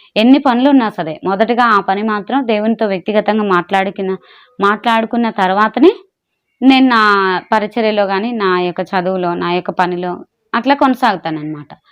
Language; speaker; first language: Telugu; non-native, local second language; Urdu